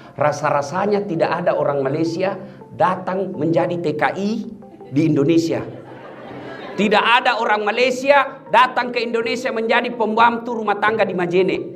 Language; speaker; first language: Indonesian; native; Indonesian